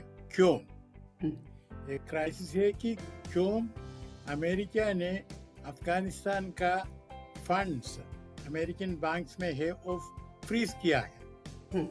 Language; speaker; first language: Hindi; non-native, local second language; Malayalam